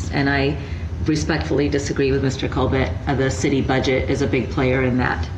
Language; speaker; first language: English; early bilingual, other home language; Spanish